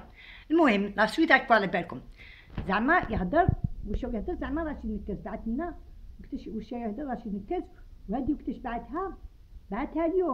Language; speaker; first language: Arabic; native; Arabic